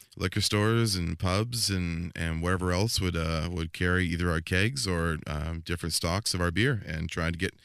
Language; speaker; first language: English; native; English